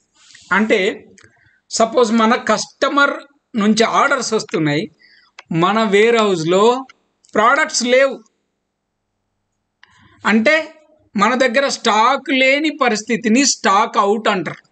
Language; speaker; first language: Telugu; native; Telugu